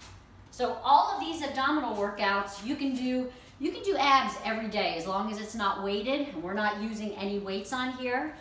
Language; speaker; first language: English; native; English